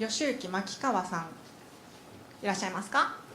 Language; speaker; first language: Japanese; native; Japanese